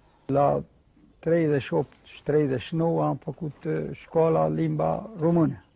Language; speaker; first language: Romanian; non-native, local second language; Hungarian